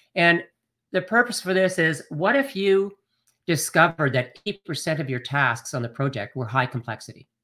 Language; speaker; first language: English; native; English